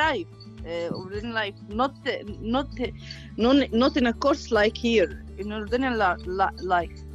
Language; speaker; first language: English; non-native, learner; Arabic